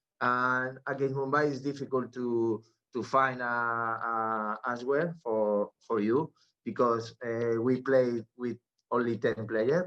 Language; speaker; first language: English; non-native, learner; Spanish